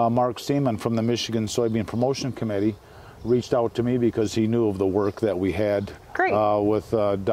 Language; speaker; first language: English; native; English